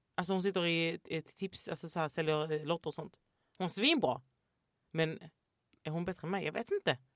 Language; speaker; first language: Swedish; native; Swedish